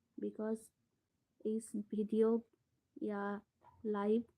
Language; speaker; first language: Hindi; non-native, local second language; Bangla